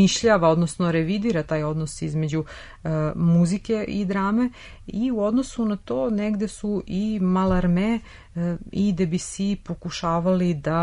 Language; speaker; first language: Serbian; native; Serbian